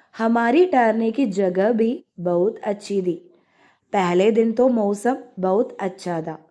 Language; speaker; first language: Hindi; non-native, local second language; Malayalam